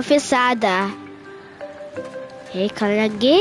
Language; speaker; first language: Portuguese; early bilingual, heritage; Portuguese